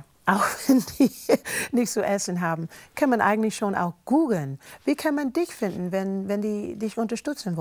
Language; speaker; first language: German; non-native, fluent; English